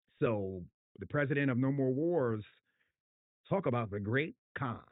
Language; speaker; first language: English; native; English